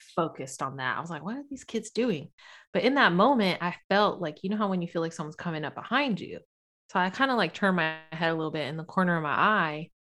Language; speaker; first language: English; native; English